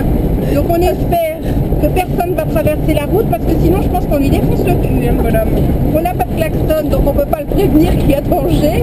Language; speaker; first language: French; native; French